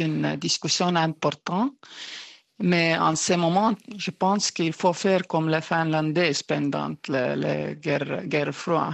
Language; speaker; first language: French; non-native, fluent; Estonian